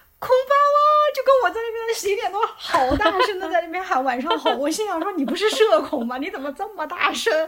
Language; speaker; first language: Chinese; native; Chinese